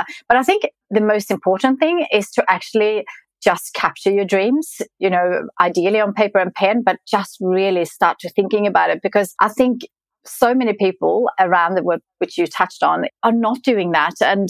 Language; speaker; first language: English; non-native, fluent; Swedish